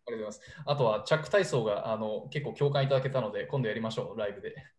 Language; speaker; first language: Japanese; native; Japanese